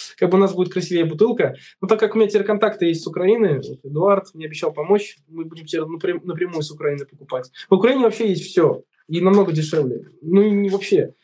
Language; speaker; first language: Russian; native; Russian